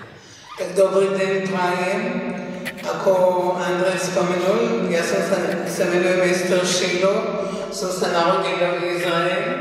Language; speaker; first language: Slovak; early bilingual, heritage; Slovak